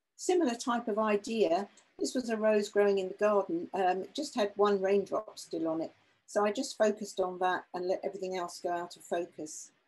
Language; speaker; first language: English; native; English